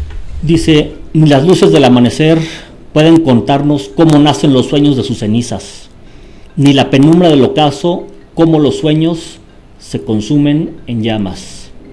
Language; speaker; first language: Spanish; native; Spanish